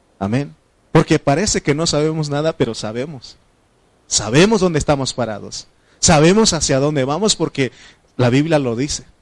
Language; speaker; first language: Spanish; non-native, local second language; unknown